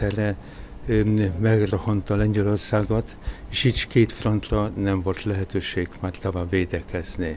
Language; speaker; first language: Hungarian; non-native, fluent; Polish